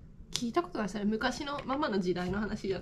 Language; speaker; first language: Japanese; native; Japanese